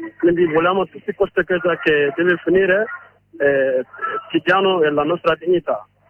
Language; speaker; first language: Italian; non-native, learner; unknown